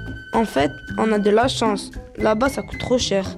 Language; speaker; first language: French; early bilingual, other home language; Arabic